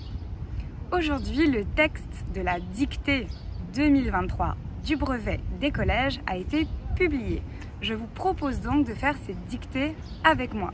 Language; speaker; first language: French; native; French